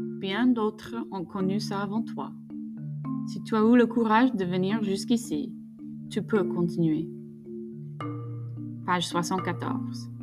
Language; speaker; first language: French; non-native, fluent; English